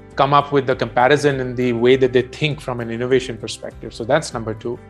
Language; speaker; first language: English; non-native, local second language; Hindi